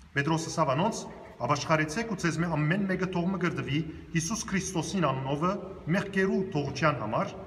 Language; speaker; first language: Armenian; early bilingual, heritage; Armenian